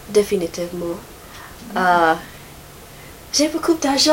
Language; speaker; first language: French; non-native, learner; English